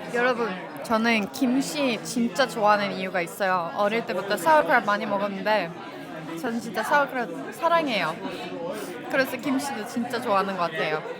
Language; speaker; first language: Korean; non-native, fluent; Norwegian